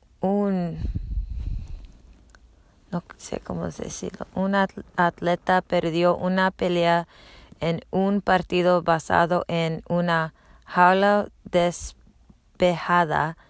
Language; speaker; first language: Spanish; non-native, learner; English